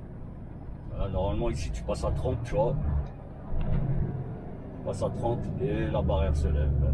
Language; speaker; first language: French; native; French